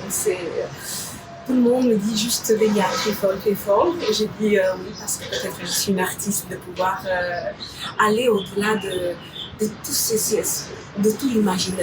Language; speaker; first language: French; non-native, fluent; Romanian